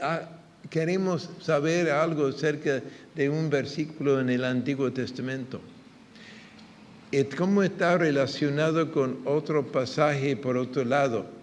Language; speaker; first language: Spanish; non-native, fluent; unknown